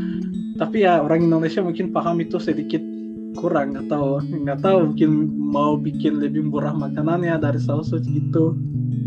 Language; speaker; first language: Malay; non-native, fluent; Turkish